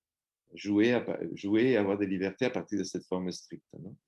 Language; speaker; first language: French; non-native, fluent; Spanish